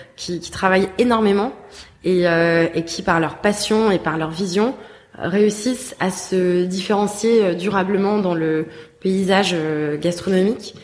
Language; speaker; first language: French; native; French